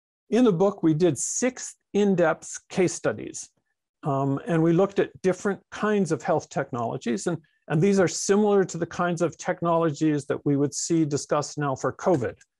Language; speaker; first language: English; native; English